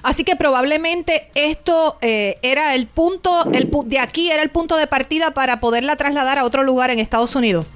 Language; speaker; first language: Spanish; native; Spanish